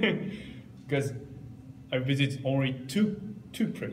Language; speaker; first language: English; non-native, learner; Japanese